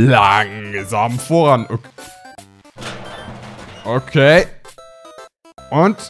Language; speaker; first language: German; native; German